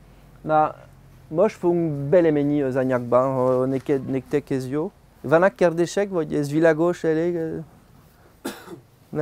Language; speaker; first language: Hungarian; non-native, learner; French